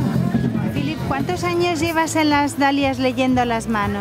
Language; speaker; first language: Spanish; native; Spanish